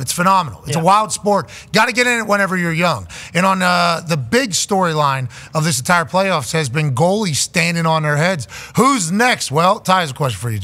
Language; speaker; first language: English; native; English